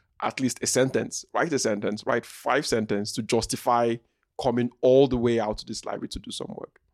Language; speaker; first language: English; non-native, local second language; Igbo